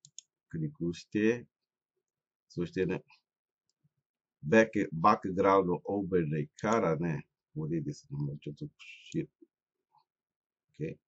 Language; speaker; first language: Japanese; non-native, fluent; Portuguese